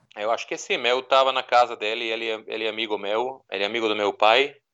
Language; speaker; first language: Portuguese; non-native, learner; Serbian